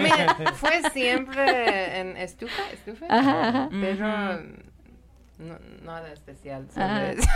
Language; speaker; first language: Spanish; non-native, learner; Persian